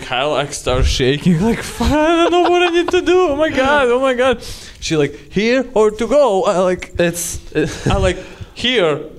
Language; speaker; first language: English; non-native, learner; Russian